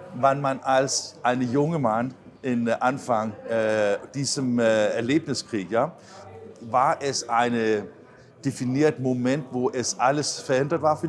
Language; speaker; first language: German; non-native, fluent; Danish